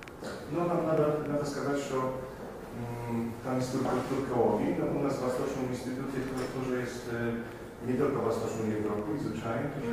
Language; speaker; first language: Russian; non-native, fluent; Polish